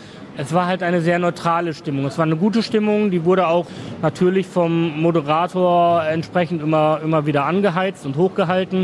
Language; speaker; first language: German; native; German